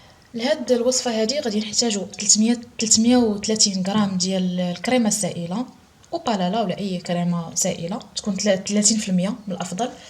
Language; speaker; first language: Arabic; native; Arabic